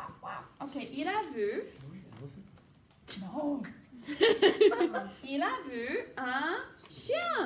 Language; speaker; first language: French; non-native, fluent; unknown